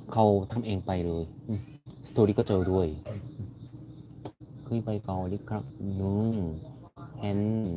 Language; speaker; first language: Thai; non-native, learner; Korean